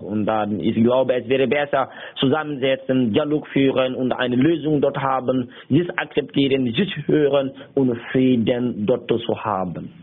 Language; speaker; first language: German; non-native, learner; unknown